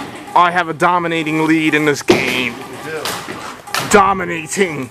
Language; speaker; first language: English; native; English